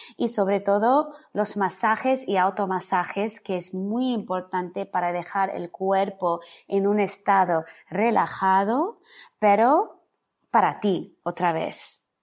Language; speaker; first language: Spanish; non-native, fluent; English